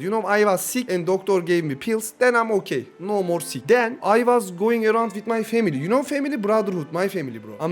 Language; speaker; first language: English; non-native, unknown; Turkish